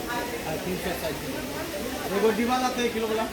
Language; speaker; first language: Hindi; non-native, local second language; Maithili